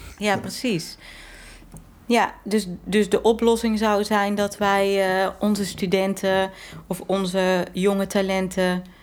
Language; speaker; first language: Dutch; native; Dutch